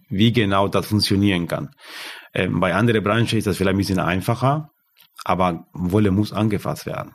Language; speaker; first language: German; non-native, fluent; Spanish